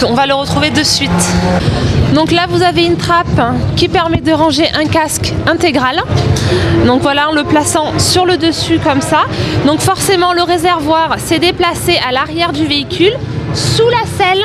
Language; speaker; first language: French; native; French